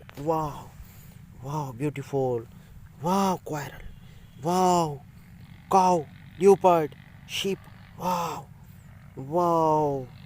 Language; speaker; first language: English; non-native, learner; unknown